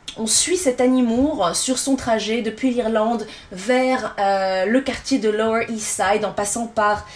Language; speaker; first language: French; native; French